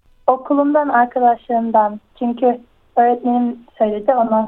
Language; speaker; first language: Turkish; early bilingual, heritage; Turkish